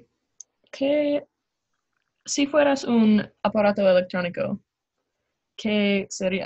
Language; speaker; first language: Spanish; non-native, learner; English